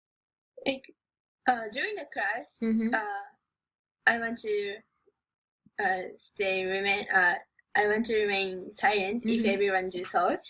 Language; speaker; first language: English; non-native, learner; Japanese